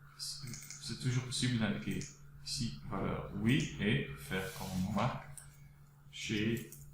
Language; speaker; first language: French; non-native, local second language; Dutch